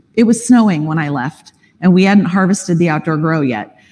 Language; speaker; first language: English; native; English